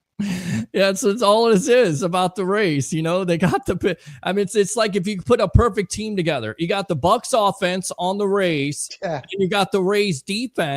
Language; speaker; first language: English; native; English